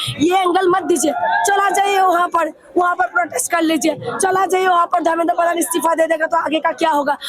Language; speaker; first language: Hindi; non-native, local second language; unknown